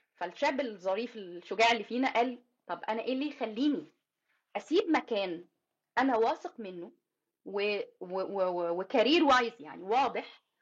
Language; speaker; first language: Arabic; native; Arabic